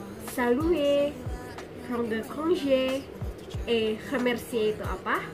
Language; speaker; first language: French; non-native, learner; Indonesian